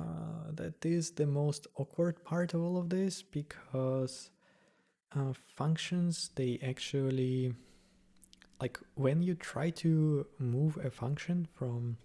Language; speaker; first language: English; non-native, fluent; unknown